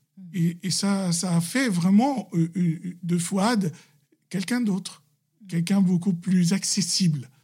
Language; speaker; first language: French; non-native, local second language; Arabic